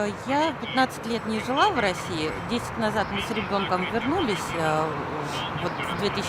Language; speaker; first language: Russian; native; Russian